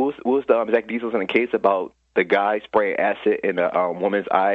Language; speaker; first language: English; native; English